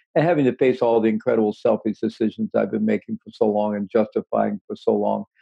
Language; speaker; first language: English; native; English